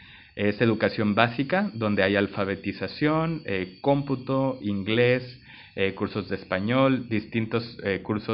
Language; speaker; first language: Spanish; native; Spanish